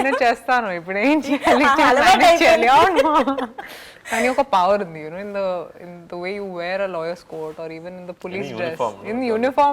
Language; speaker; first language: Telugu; non-native, fluent; Hindi